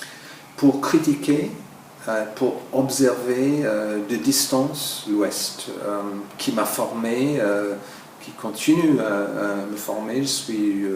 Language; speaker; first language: French; non-native, fluent; English